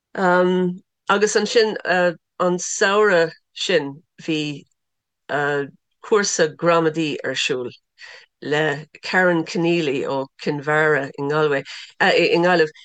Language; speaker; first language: Irish; non-native, local second language; English